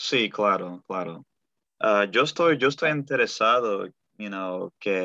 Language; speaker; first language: Spanish; early bilingual, heritage; Spanish